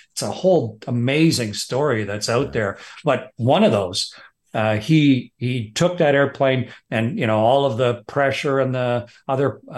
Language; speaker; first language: English; native; English